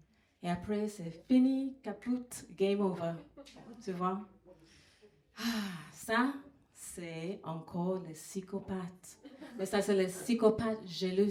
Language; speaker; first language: French; non-native, fluent; English